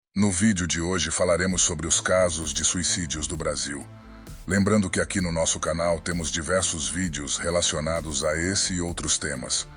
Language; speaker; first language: Portuguese; native; Portuguese